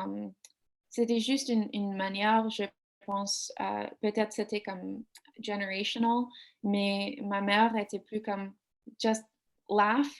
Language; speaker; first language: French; non-native, learner; English